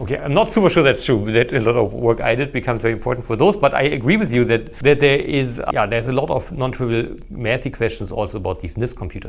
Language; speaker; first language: English; non-native, fluent; German